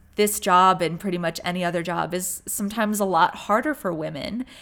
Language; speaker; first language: English; native; English